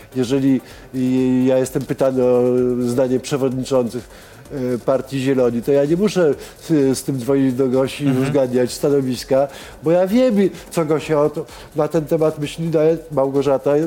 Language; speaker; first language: Polish; native; Polish